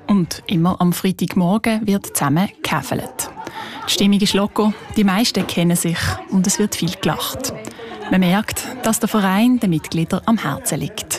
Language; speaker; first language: German; native; German